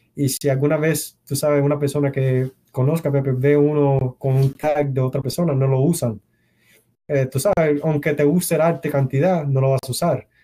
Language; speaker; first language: Spanish; early bilingual, heritage; Spanish